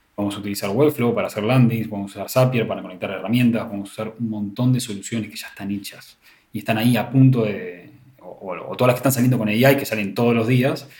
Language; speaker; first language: Spanish; native; Spanish